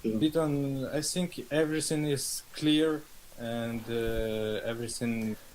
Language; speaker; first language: English; non-native, learner; Russian